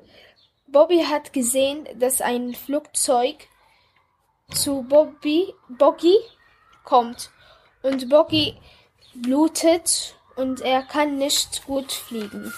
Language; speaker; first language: German; non-native, learner; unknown